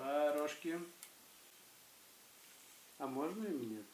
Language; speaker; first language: Russian; native; Russian